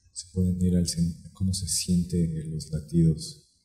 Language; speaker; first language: Spanish; native; Spanish